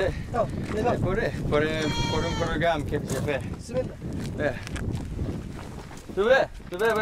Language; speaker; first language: French; non-native, learner; English